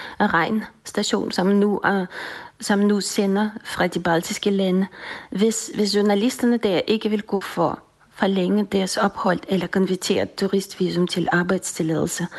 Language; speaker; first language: Danish; non-native, fluent; Russian